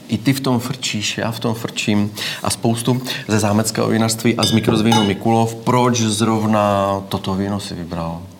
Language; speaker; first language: Czech; native; Czech